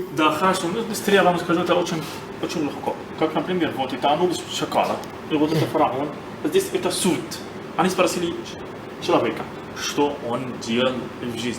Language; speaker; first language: Russian; non-native, learner; Arabic